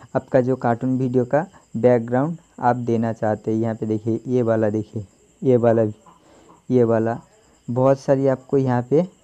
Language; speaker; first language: Hindi; non-native, local second language; Bangla